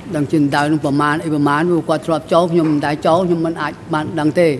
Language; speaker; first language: Khmer; native; Khmer